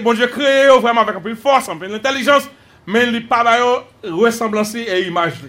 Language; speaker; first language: French; non-native, local second language; Haitian Creole